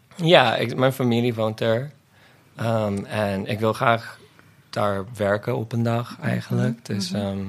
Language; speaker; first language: Dutch; non-native, fluent; English